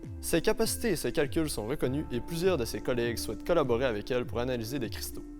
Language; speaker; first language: French; native; French